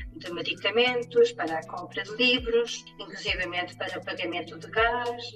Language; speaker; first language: Portuguese; native; Portuguese